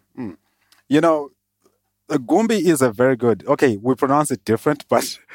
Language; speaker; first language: English; non-native, local second language; Shona